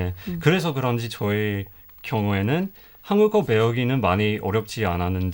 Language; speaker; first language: Korean; non-native, fluent; English